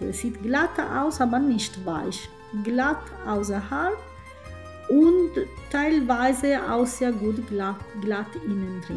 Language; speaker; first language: German; non-native, fluent; Italian